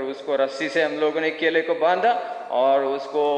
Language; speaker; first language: Hindi; non-native, local second language; Kannada